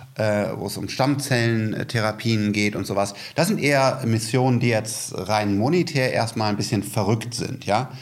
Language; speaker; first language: German; native; German